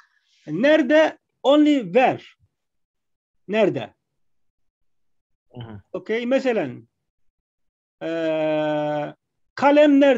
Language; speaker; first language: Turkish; non-native, fluent; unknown